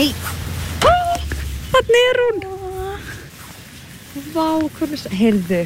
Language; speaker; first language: Icelandic; native; Icelandic